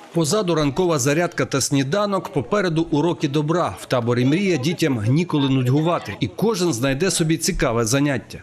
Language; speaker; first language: Ukrainian; native; Ukrainian